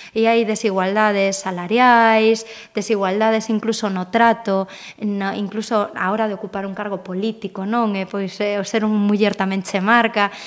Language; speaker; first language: Galician; native; Galician